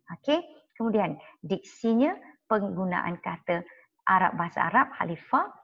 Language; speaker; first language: Malay; non-native, local second language; Chinese